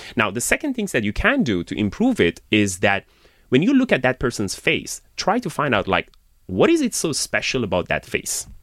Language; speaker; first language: English; non-native, fluent; Persian